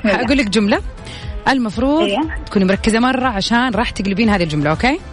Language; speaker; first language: Arabic; native; Arabic